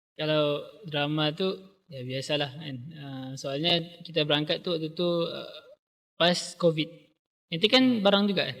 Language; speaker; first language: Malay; native; Malay